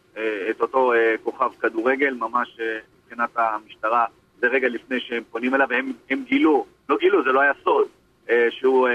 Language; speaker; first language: Hebrew; native; Hebrew